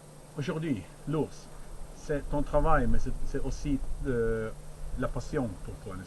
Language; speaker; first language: French; non-native, learner; Swedish